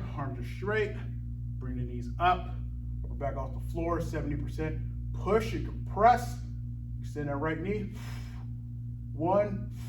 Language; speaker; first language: English; native; English